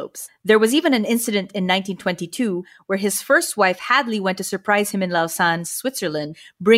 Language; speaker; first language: English; non-native, local second language; Filipino